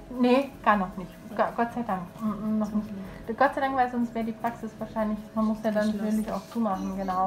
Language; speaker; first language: German; native; German